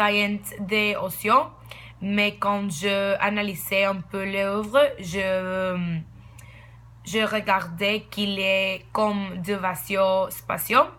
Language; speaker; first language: French; non-native, learner; Spanish